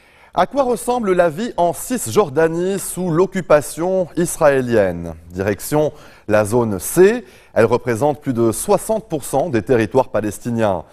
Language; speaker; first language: French; non-native, local second language; Arabic